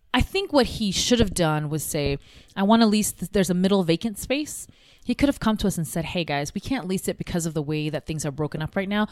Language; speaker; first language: English; early bilingual, other home language; Tigrinya